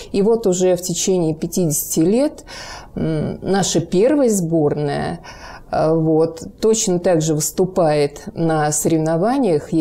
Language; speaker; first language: Russian; native; Russian